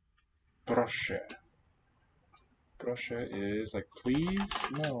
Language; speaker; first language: Polish; non-native, learner; English